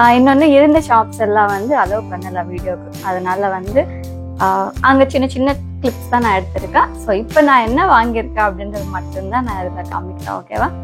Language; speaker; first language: Tamil; non-native, local second language; Telugu